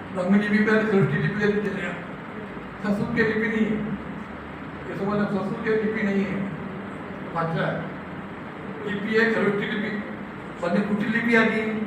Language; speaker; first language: Hindi; non-native, local second language; Marathi